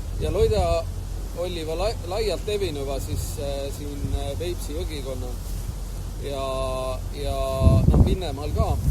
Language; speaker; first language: Estonian; native; Estonian